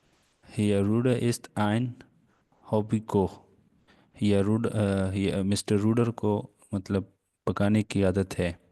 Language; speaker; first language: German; non-native, learner; Hindi